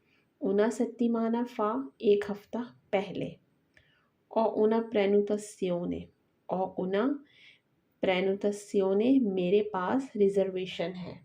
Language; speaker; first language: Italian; non-native, learner; Urdu